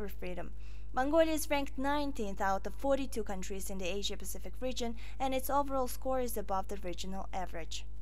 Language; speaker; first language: English; non-native, fluent; Mongolian